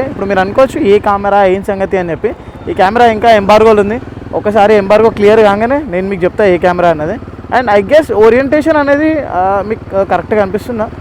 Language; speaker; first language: Telugu; native; Telugu